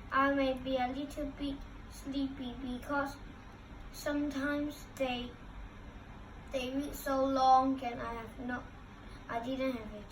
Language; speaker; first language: English; non-native, local second language; Cantonese